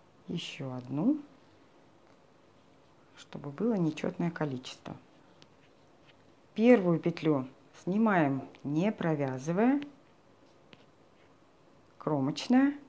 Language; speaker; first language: Russian; native; Russian